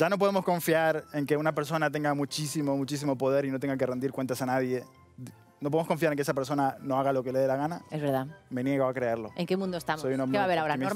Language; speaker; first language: Spanish; native; Spanish